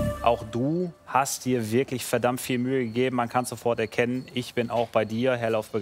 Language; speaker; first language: German; native; German